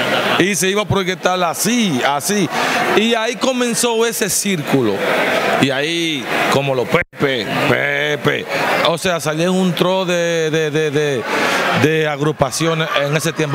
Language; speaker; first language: Spanish; native; Spanish